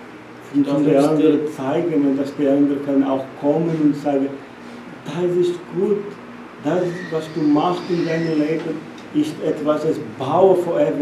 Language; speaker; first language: German; non-native, learner; Portuguese